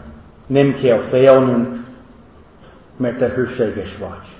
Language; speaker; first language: Hungarian; non-native, fluent; English